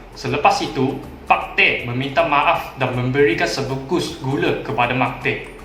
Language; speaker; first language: Malay; non-native, local second language; Chinese